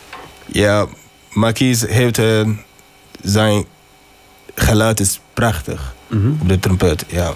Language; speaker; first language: Dutch; non-native, learner; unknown